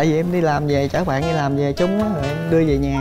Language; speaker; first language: Vietnamese; native; Vietnamese